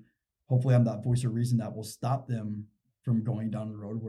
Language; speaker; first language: English; native; English